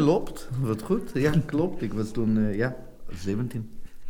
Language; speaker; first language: Dutch; non-native, fluent; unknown